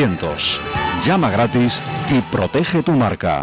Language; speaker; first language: Spanish; native; Spanish